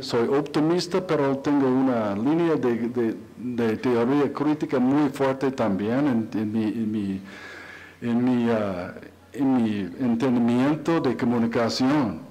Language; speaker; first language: Spanish; non-native, learner; English